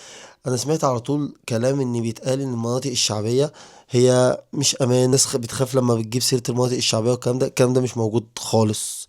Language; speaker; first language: Arabic; native; Arabic